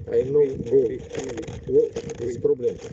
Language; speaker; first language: English; non-native, learner; Bashkir